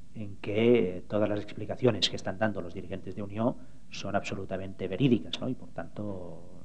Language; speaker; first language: Spanish; non-native, local second language; Catalan